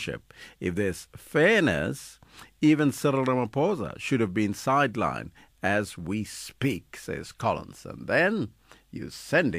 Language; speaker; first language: English; non-native, local second language; Tswana